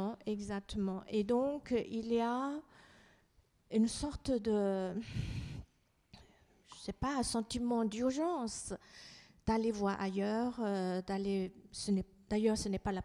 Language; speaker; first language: French; non-native, fluent; Chinese